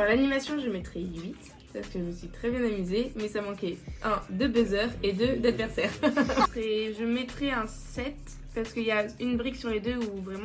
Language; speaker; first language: French; native; French